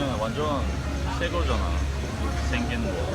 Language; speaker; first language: Korean; non-native, learner; Norwegian